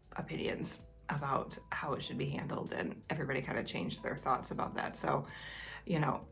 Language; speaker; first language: English; native; English